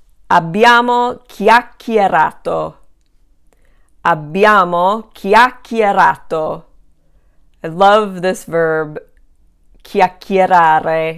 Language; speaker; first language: Italian; non-native, fluent; English